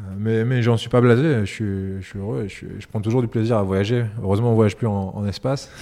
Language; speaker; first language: French; early bilingual, other home language; Serbian